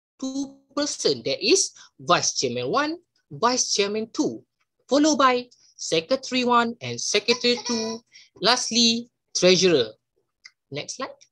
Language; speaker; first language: English; non-native, local second language; Malay